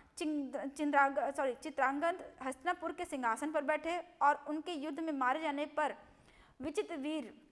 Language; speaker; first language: Hindi; non-native, local second language; Gujarati